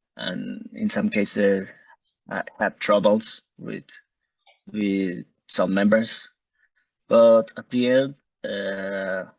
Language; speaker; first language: English; non-native, learner; Spanish